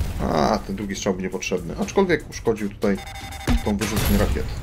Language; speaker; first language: Polish; native; Polish